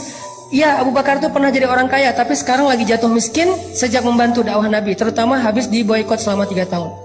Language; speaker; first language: Indonesian; native; Indonesian